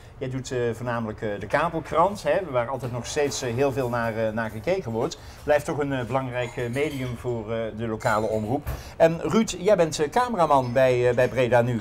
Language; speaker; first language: Dutch; native; Dutch